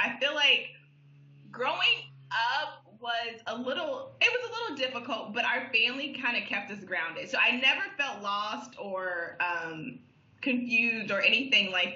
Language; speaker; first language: English; native; English